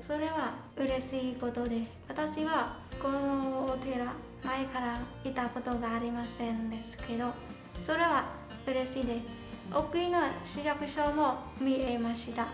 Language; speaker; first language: Japanese; non-native, learner; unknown